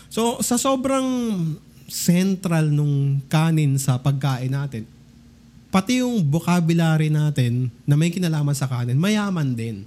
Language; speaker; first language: Filipino; native; Filipino